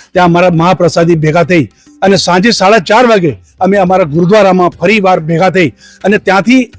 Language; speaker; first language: Gujarati; non-native, local second language; Sindhi